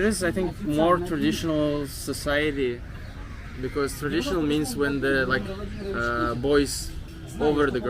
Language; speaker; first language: English; non-native, learner; Russian